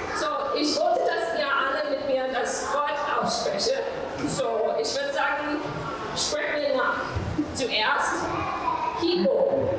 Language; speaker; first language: German; non-native, fluent; English